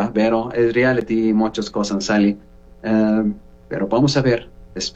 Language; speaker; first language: Spanish; non-native, learner; Arabic